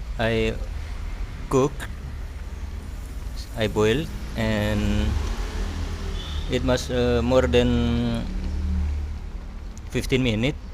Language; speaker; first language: English; non-native, learner; Indonesian